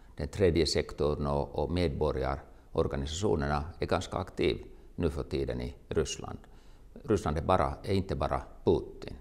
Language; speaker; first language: Swedish; non-native, local second language; Finnish